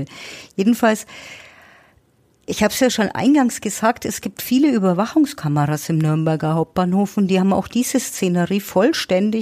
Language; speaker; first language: German; native; German